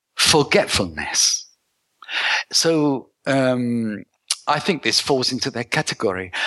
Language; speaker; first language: English; native; English